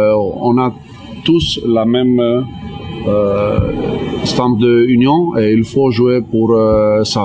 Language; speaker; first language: French; non-native, learner; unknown